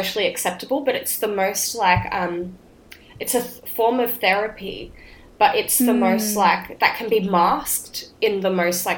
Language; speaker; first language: English; native; English